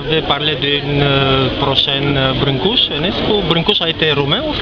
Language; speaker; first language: French; non-native, local second language; Romanian